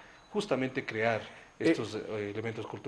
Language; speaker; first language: Spanish; native; Spanish